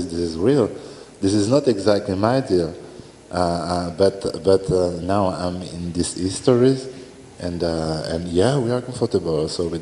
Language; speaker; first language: English; non-native, learner; French